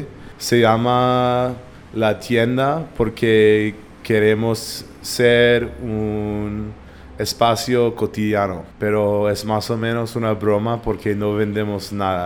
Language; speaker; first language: Spanish; non-native, fluent; English